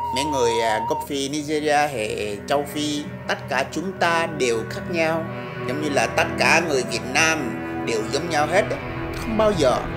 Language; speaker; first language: Vietnamese; non-native, fluent; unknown